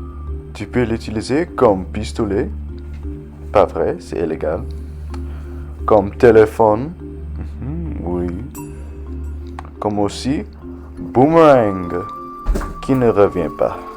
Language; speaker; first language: French; non-native, learner; English